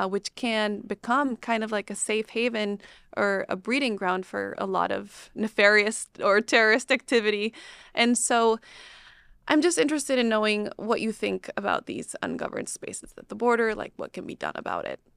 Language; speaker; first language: English; non-native, fluent; Spanish